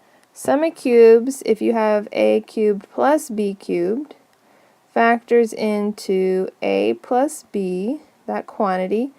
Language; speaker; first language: English; native; English